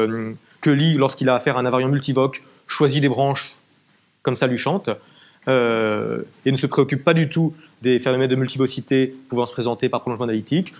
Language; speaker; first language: French; native; French